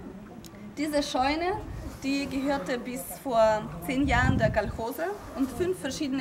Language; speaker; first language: German; non-native, fluent; Ukrainian